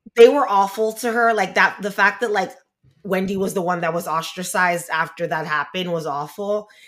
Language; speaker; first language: English; native; English